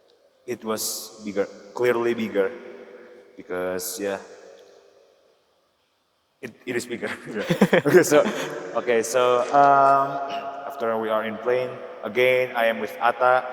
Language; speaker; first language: English; non-native, learner; Indonesian